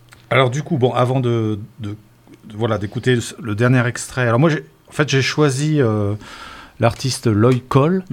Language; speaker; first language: French; native; French